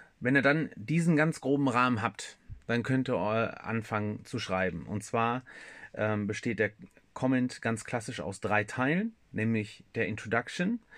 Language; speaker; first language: German; native; German